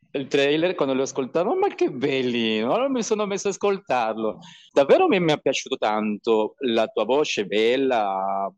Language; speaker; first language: Italian; non-native, learner; Spanish